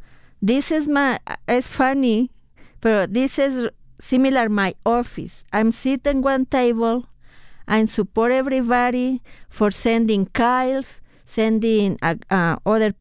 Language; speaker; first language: English; non-native, fluent; Spanish